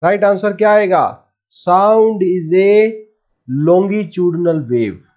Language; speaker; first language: Hindi; non-native, local second language; Punjabi